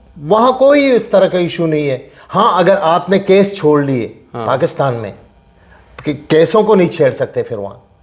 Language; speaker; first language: Urdu; non-native, local second language; Punjabi